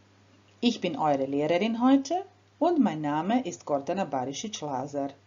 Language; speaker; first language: German; non-native, fluent; Croatian